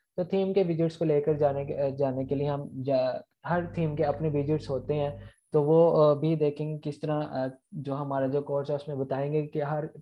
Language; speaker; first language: Urdu; non-native, local second language; Punjabi